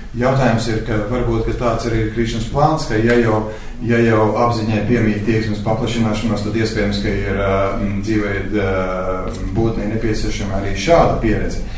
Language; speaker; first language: Latvian; native; Latvian